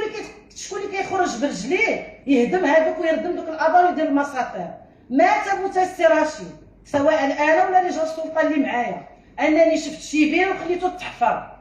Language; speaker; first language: Arabic; native; Arabic